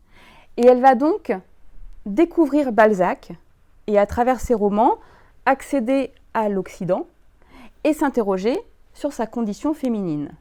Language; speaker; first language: French; native; French